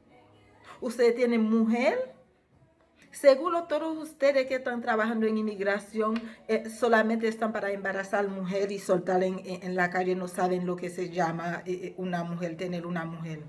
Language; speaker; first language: Spanish; non-native, fluent; Haitian Creole